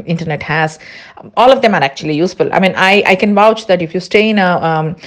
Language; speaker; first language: English; non-native, local second language; Tulu